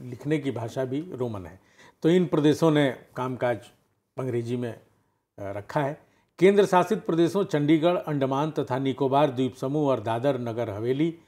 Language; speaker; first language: Hindi; native; Hindi